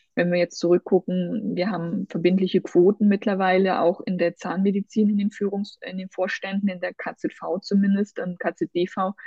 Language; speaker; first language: German; native; German